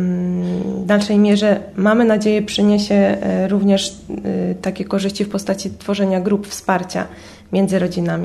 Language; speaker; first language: Polish; native; Polish